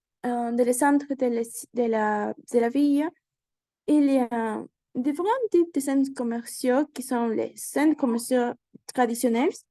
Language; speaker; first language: French; non-native, learner; Spanish